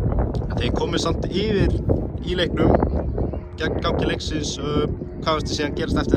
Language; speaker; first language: Icelandic; native; Icelandic